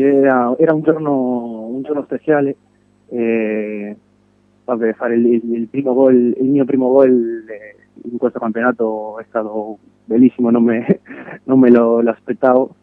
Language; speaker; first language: Italian; non-native, fluent; Spanish